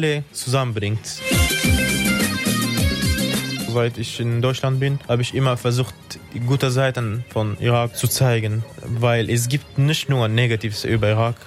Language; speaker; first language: German; non-native, fluent; Arabic